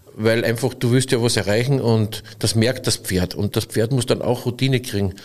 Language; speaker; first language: German; native; German